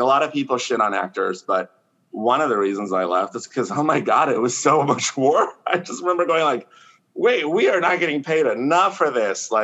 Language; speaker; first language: English; non-native, fluent; Spanish